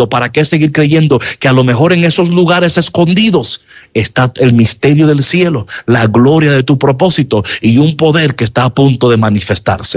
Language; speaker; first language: Spanish; native; Spanish